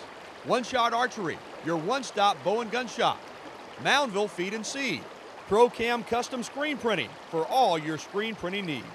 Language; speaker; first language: English; native; English